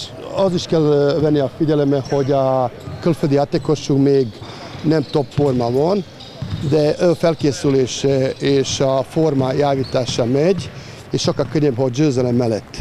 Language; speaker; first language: Hungarian; non-native, learner; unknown